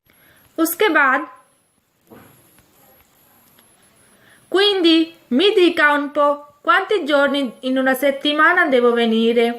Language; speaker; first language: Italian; non-native, fluent; Urdu